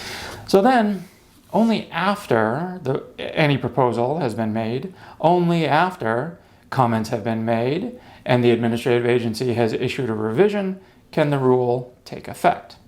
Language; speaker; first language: English; native; English